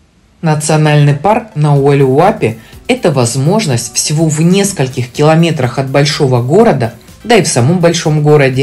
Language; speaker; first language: Russian; native; Russian